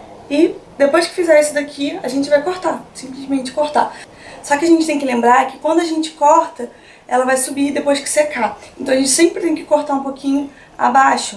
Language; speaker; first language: Portuguese; native; Portuguese